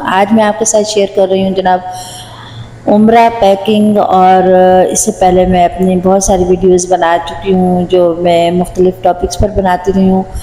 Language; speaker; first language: Urdu; non-native, local second language; Punjabi